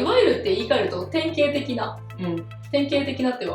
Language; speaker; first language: Japanese; native; Japanese